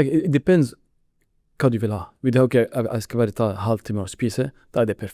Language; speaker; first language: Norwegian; non-native, learner; Arabic